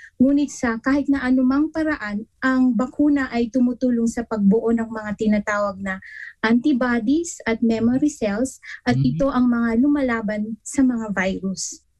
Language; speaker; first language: Filipino; non-native, local second language; Iloko